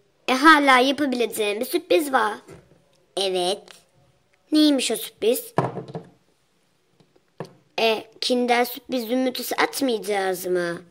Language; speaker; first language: Turkish; native; Turkish